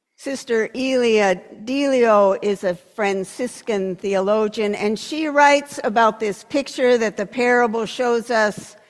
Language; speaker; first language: English; native; English